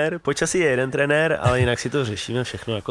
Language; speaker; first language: Czech; native; Czech